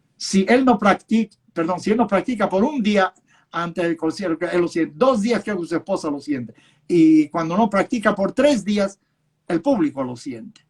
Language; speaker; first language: Spanish; early bilingual, other home language; Yiddish